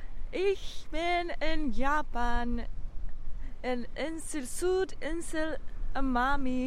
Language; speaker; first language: German; non-native, learner; Japanese